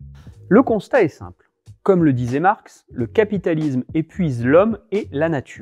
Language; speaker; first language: French; native; French